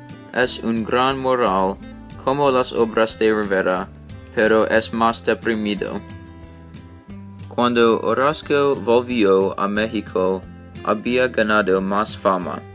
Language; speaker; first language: Spanish; non-native, learner; English